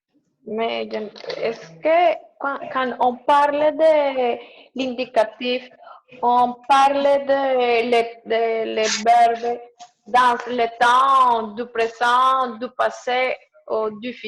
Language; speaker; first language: French; non-native, learner; Spanish